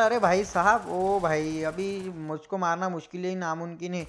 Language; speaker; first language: Hindi; non-native, local second language; Marathi